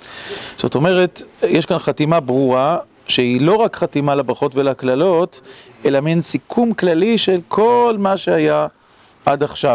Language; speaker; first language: Hebrew; native; Hebrew